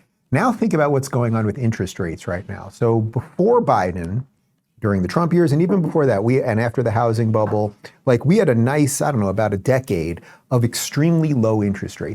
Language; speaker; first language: English; native; English